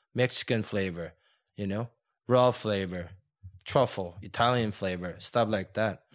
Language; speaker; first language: English; non-native, fluent; Korean